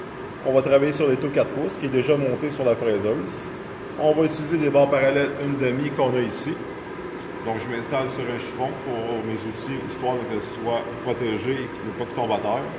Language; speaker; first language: French; native; French